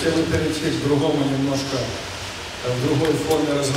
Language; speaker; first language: Russian; native; Russian